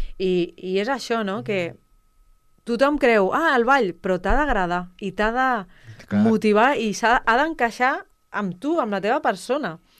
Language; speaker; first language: Catalan; non-native, local second language; Spanish